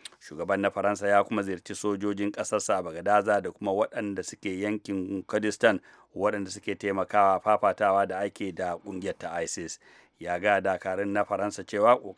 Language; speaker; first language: Hausa; native; Hausa